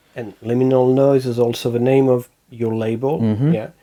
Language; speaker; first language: English; non-native, fluent; French